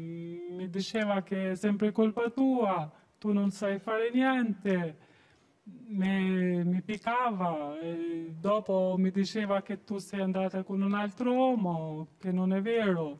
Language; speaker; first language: Italian; non-native, learner; Albanian